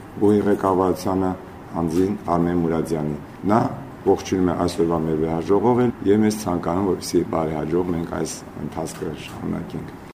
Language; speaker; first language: Armenian; native; Armenian